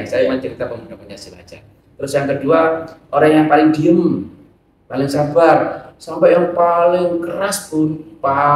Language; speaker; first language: Indonesian; native; Indonesian